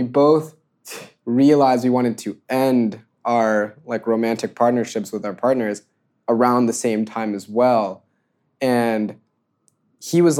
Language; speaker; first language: English; native; English